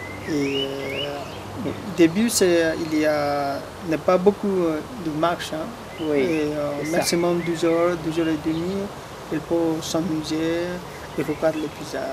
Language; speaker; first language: French; non-native, learner; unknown